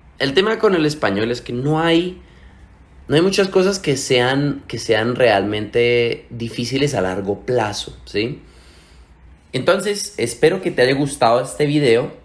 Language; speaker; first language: Spanish; native; Spanish